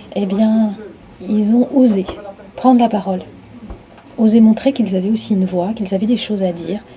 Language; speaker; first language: French; native; French